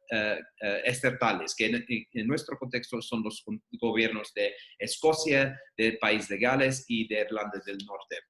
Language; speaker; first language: Spanish; non-native, fluent; English